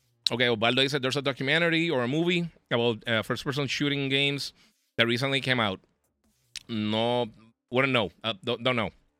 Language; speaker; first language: English; non-native, local second language; Spanish